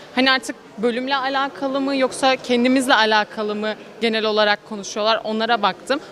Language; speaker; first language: Turkish; native; Turkish